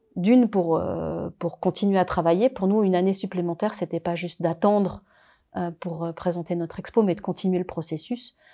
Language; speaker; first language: French; native; French